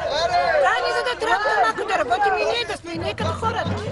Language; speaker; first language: Bulgarian; non-native, local second language; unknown